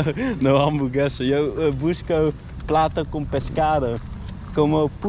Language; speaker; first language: Spanish; non-native, learner; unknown